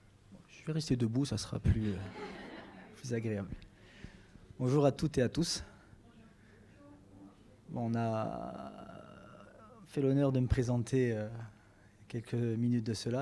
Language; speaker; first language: French; native; French